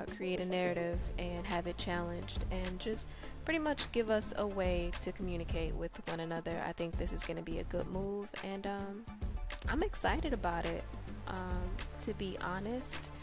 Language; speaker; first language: English; native; English